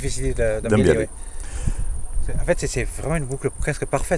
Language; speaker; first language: French; native; French